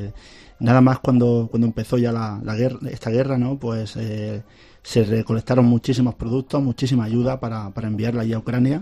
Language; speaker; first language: Spanish; native; Spanish